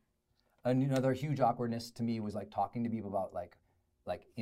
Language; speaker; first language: English; native; English